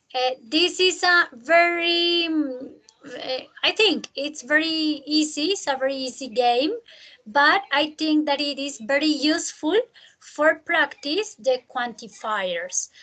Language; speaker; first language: English; non-native, fluent; Spanish